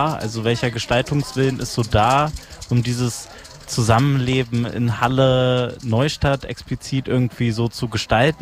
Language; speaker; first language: German; native; German